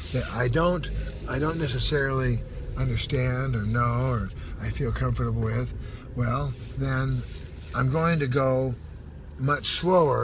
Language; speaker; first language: English; native; English